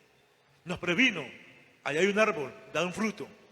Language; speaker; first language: Spanish; native; Spanish